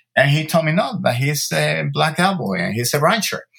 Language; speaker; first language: English; early bilingual, other home language; Spanish